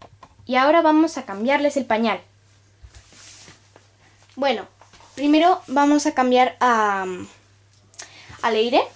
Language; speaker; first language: Spanish; native; Spanish